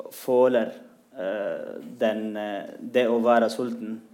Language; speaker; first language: Norwegian; non-native, fluent; Tigrinya